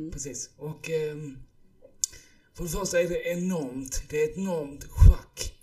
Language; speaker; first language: Swedish; early bilingual, other home language; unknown